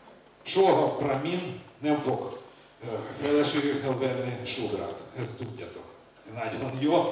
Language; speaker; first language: Hungarian; non-native, learner; Russian